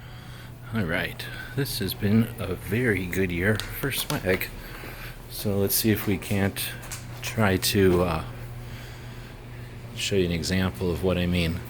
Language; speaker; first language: English; native; English